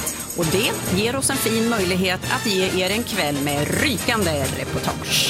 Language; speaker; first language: Swedish; native; Swedish